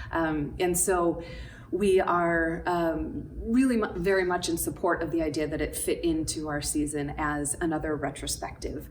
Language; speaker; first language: English; native; English